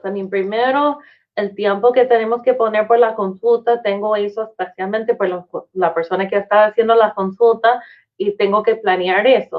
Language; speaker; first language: Spanish; non-native, fluent; English